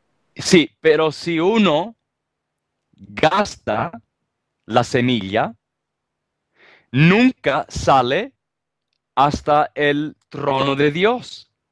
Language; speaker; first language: Spanish; non-native, fluent; Italian